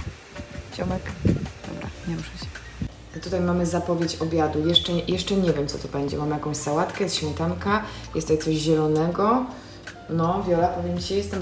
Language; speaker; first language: Polish; native; Polish